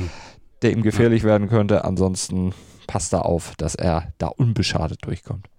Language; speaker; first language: German; native; German